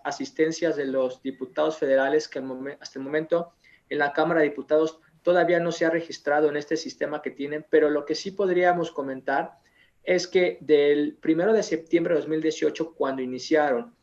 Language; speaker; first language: Spanish; native; Spanish